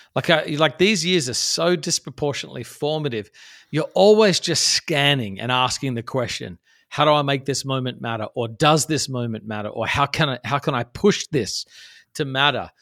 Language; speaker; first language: English; native; English